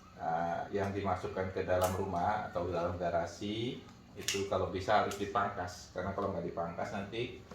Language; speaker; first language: Indonesian; native; Indonesian